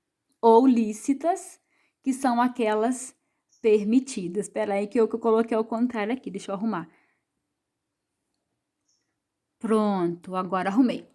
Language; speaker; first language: Portuguese; native; Portuguese